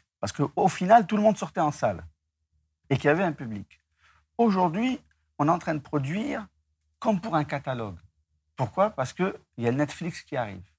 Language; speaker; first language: French; non-native, local second language; Arabic